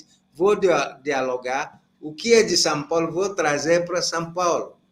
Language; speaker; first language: Portuguese; non-native, fluent; Igbo